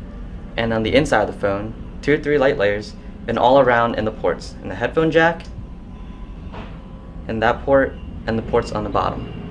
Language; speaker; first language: English; native; English